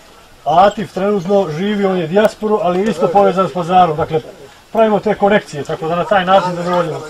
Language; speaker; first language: Bosnian; native; Bosnian